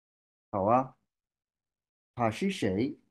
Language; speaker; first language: Chinese; non-native, learner; Swahili